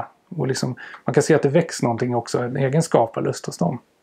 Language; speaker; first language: Swedish; native; Swedish